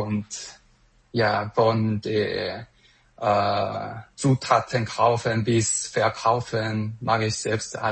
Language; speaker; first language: German; non-native, fluent; Korean